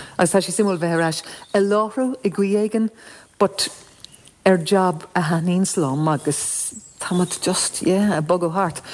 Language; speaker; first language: Irish; non-native, local second language; English